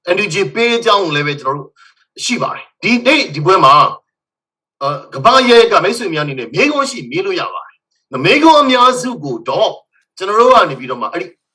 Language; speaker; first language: Burmese; native; Burmese